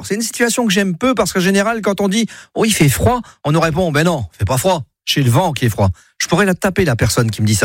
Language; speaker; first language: French; native; French